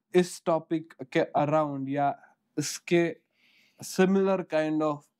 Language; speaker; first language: Hindi; non-native, local second language; Gujarati